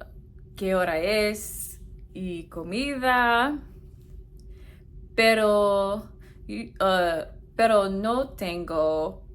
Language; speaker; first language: Spanish; non-native, learner; English